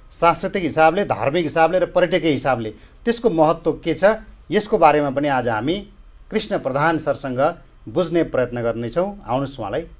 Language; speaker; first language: Nepali; native; Nepali